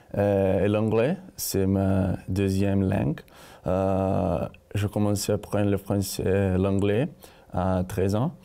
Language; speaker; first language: French; non-native, learner; Portuguese